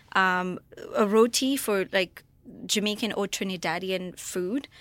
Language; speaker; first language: English; non-native, fluent; Morisyen